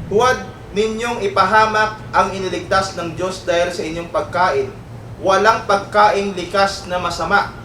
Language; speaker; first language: Filipino; native; Filipino